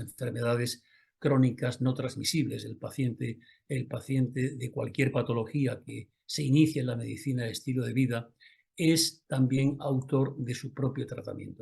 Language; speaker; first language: Spanish; native; Spanish